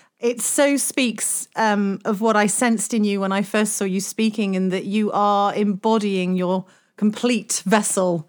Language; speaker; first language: English; native; English